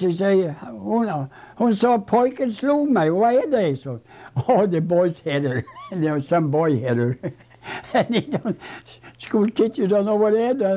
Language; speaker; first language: English; non-native, fluent; Swedish